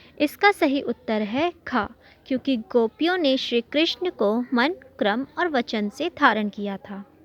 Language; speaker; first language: Hindi; native; Hindi